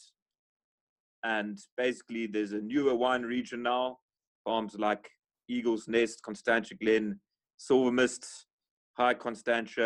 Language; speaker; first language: English; native; English